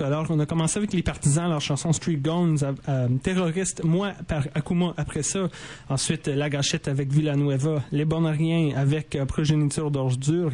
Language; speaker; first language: French; native; French